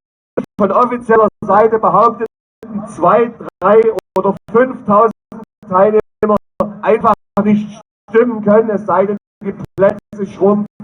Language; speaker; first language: German; native; German